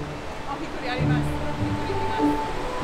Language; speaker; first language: Japanese; non-native, learner; English